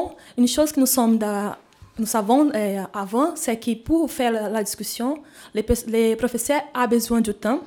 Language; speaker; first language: French; non-native, fluent; Portuguese